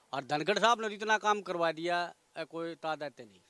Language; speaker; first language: Hindi; native; Hindi